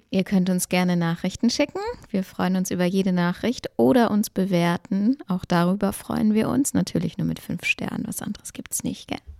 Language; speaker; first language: German; native; German